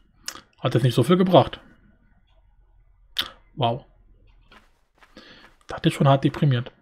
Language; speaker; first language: German; native; German